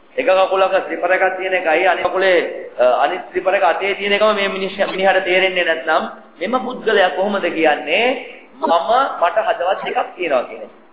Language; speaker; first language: Sinhala; non-native, local second language; Tamil